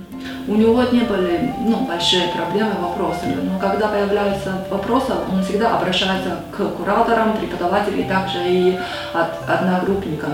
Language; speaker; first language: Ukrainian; non-native, learner; Chinese